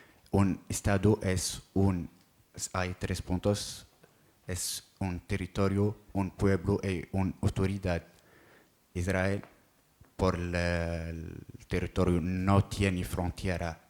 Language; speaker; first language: Spanish; non-native, learner; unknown